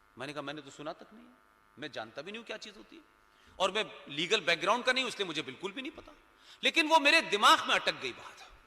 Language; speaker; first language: Hindi; native; Hindi